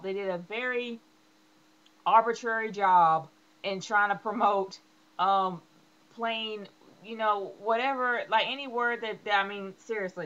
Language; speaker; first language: English; native; English